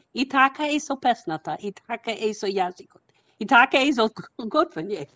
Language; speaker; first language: Macedonian; non-native, fluent; English